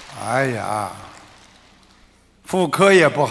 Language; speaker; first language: Chinese; non-native, local second language; Wu Chinese